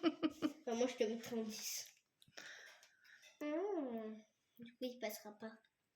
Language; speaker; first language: French; native; French